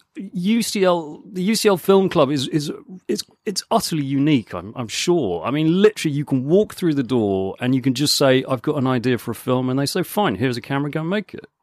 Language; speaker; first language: English; native; English